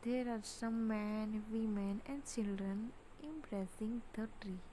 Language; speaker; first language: English; non-native, local second language; Gujarati